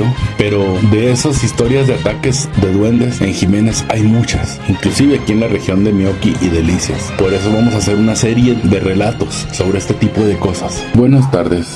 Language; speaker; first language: Spanish; native; Spanish